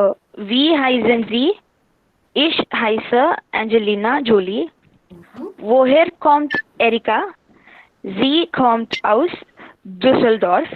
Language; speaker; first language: German; non-native, learner; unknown